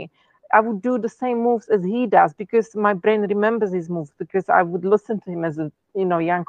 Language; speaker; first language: English; non-native, fluent; Czech